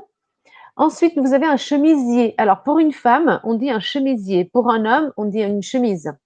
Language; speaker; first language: French; non-native, fluent; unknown